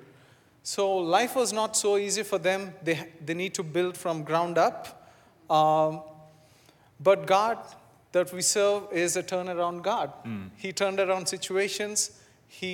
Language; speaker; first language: English; non-native, local second language; Telugu